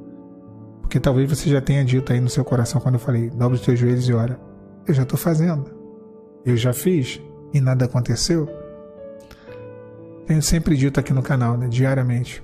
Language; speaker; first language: Portuguese; native; Portuguese